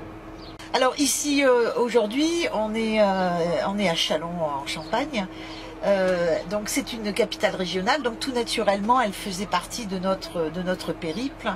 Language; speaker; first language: French; native; French